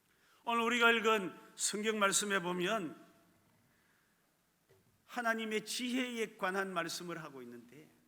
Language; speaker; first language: Korean; native; Korean